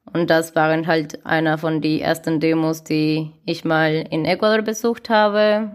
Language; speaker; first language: German; non-native, fluent; Spanish